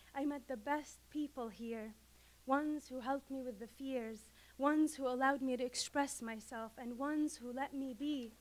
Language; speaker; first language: English; non-native, fluent; Arabic